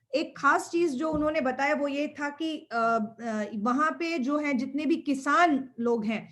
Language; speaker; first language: Hindi; non-native, local second language; Bangla